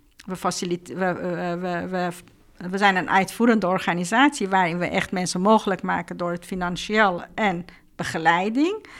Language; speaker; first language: Dutch; non-native, fluent; Persian